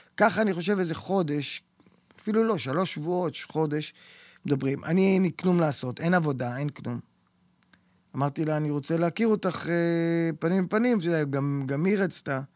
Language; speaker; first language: Hebrew; early bilingual, heritage; Hebrew